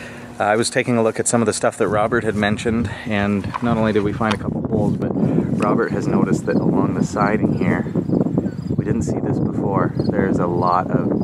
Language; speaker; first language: English; native; English